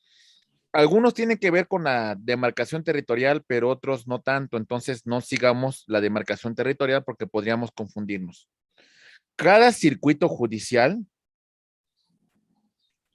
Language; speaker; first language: Spanish; native; Spanish